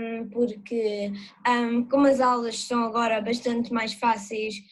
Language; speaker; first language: Portuguese; early bilingual, heritage; Portuguese